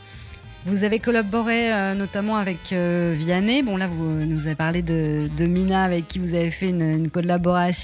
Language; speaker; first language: French; native; French